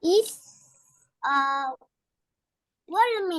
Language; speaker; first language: English; non-native, learner; Vietnamese